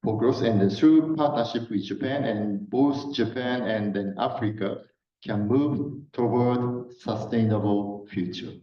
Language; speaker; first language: English; non-native, fluent; Japanese